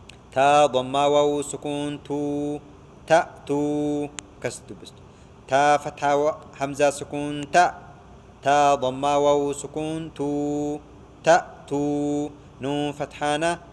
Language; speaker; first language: Arabic; non-native, fluent; Oromo